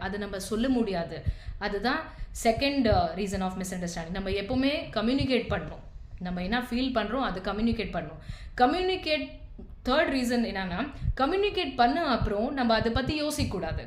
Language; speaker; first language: Tamil; non-native, local second language; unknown